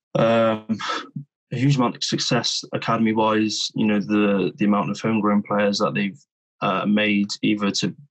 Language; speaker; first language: English; native; English